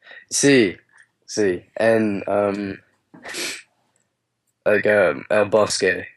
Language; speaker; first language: Spanish; non-native, learner; English